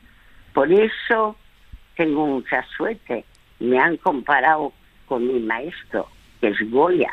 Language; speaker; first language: Spanish; early bilingual, other home language; French